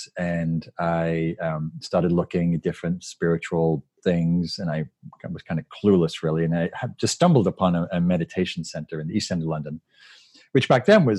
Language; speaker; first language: English; native; English